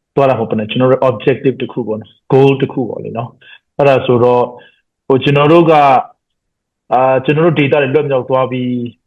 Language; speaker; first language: Burmese; non-native, local second language; Hakha Chin